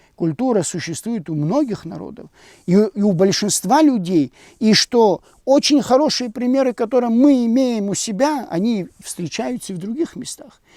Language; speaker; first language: Russian; non-native, local second language; Abkhazian